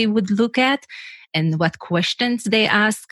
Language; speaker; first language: English; non-native, fluent; Hebrew